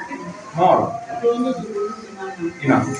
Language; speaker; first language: English; non-native, learner; Indonesian